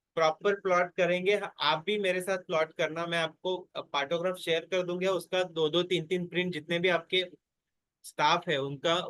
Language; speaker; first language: Hindi; non-native, local second language; Marathi